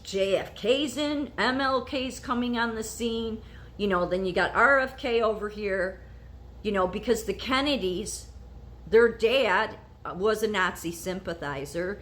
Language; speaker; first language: English; native; English